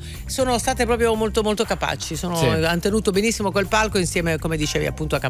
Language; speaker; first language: Italian; native; Italian